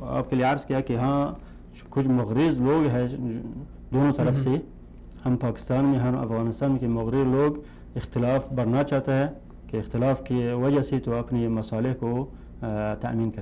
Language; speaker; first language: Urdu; non-native, fluent; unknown